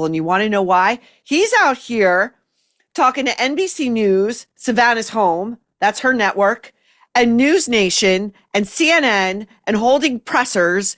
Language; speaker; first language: English; native; English